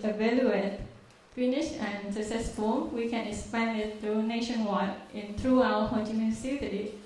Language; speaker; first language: English; non-native, learner; Vietnamese